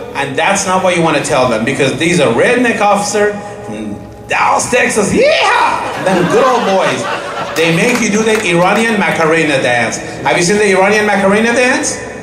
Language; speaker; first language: English; non-native, fluent; Persian